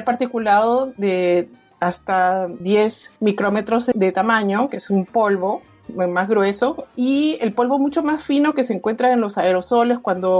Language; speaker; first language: Spanish; native; Spanish